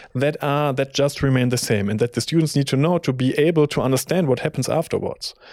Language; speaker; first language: English; non-native, fluent; German